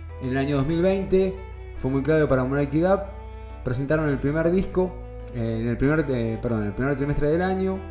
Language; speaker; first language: Spanish; native; Spanish